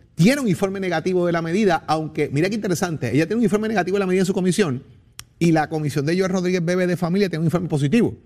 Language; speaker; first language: Spanish; native; Spanish